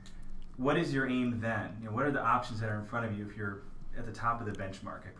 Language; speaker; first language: English; native; English